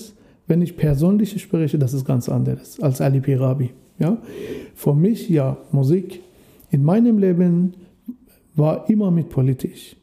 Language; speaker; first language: German; non-native, learner; Persian